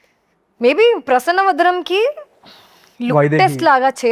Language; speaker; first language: Telugu; non-native, learner; Hindi